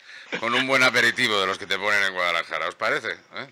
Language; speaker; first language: Spanish; native; Spanish